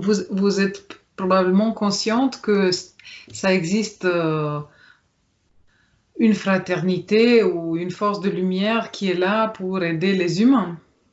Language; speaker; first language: French; non-native, fluent; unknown